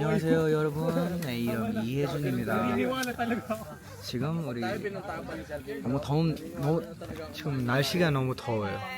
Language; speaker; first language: Korean; non-native, learner; Filipino